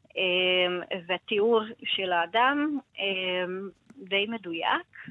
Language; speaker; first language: Hebrew; non-native, fluent; Hungarian